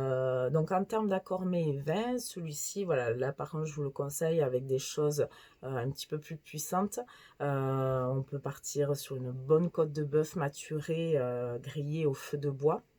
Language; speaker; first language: French; native; French